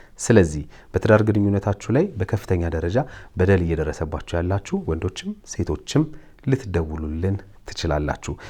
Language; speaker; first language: Amharic; native; Amharic